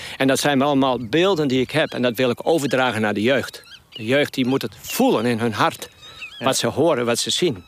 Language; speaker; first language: Dutch; non-native, local second language; Western Frisian